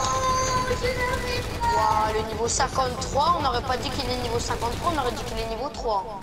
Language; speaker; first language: French; native; French